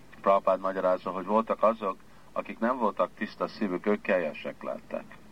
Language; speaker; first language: Hungarian; early bilingual, heritage; Hungarian